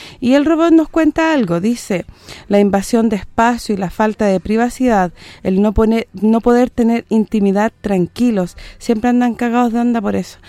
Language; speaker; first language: Spanish; native; Spanish